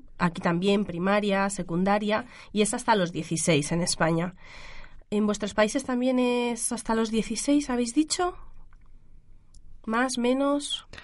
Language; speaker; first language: Spanish; native; Spanish